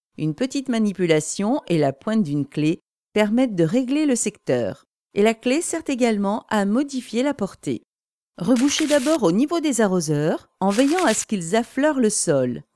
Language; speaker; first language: French; native; French